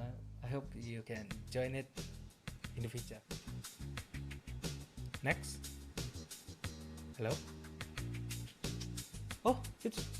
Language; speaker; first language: English; non-native, learner; Indonesian